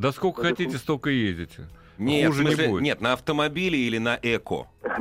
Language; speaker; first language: Russian; native; Russian